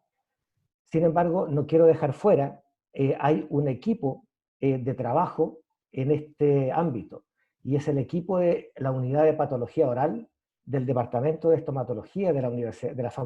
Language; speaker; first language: Spanish; native; Spanish